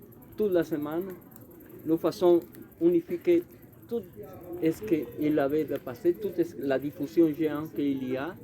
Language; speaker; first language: French; non-native, learner; Spanish